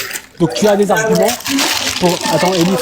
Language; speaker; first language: French; native; French